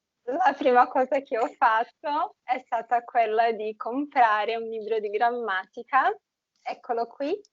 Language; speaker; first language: Italian; non-native, fluent; Portuguese